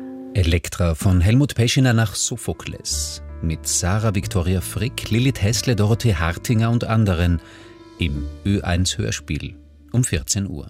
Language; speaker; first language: German; native; German